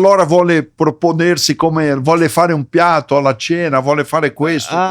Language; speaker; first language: Italian; early bilingual, heritage; Portuguese